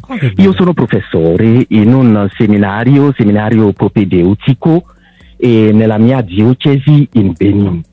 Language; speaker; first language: Italian; non-native, local second language; French